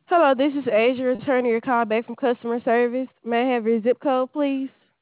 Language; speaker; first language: English; native; English